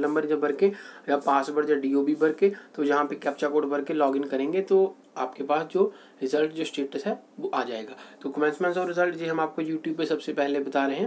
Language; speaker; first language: Hindi; native; Hindi